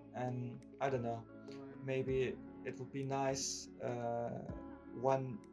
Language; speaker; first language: English; non-native, fluent; Turkish